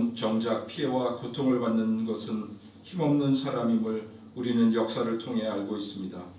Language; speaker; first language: Korean; native; Korean